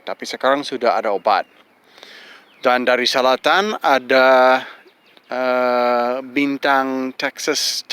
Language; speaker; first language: Indonesian; non-native, fluent; English